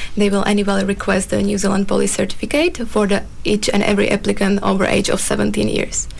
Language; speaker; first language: English; non-native, fluent; Slovak